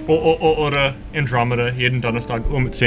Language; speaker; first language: German; non-native, learner; English